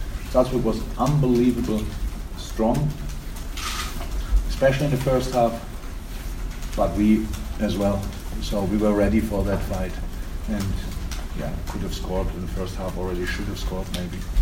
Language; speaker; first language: English; non-native, fluent; German